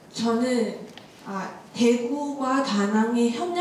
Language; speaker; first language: Korean; non-native, fluent; Vietnamese